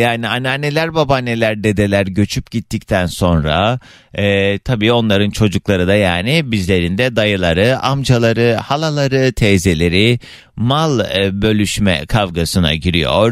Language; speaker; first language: Turkish; native; Turkish